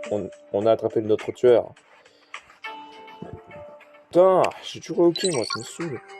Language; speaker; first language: French; native; French